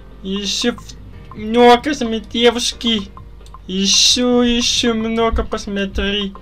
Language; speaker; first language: Russian; non-native, learner; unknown